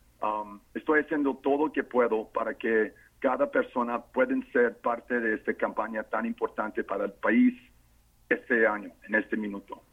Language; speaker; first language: Spanish; non-native, fluent; English